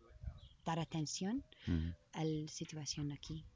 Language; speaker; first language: Spanish; non-native, learner; English